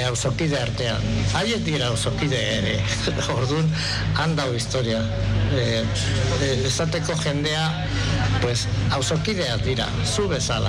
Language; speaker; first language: Basque; non-native, local second language; Spanish